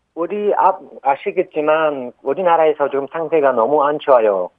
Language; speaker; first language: Korean; non-native, learner; Persian